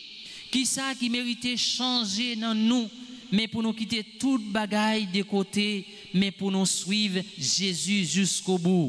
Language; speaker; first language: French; non-native, local second language; Haitian Creole